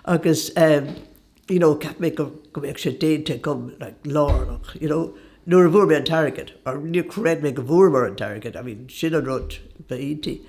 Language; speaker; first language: Irish; non-native, local second language; English